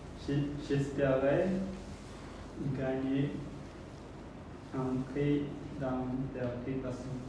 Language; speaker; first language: French; non-native, learner; Khmer